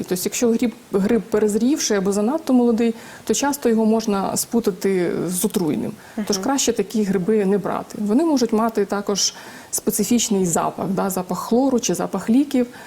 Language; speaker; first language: Ukrainian; native; Ukrainian